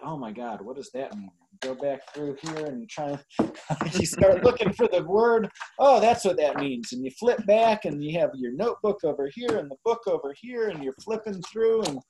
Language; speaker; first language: English; native; English